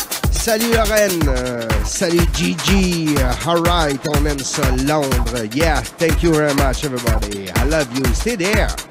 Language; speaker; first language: English; non-native, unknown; French